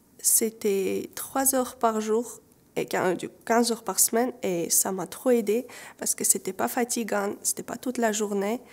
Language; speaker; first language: French; non-native, learner; Armenian